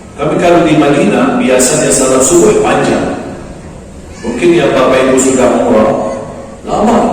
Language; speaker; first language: Malay; non-native, fluent; Arabic